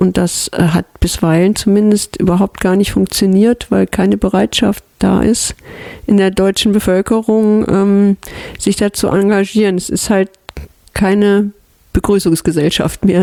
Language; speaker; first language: German; native; German